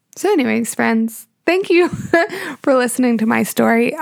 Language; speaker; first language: English; native; English